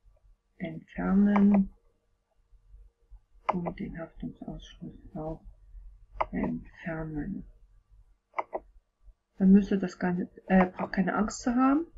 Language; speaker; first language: German; native; German